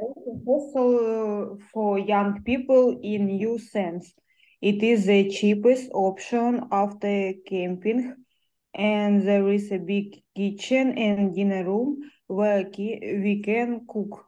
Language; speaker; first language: English; non-native, learner; Russian